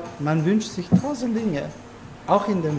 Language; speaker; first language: German; non-native, learner; Turkish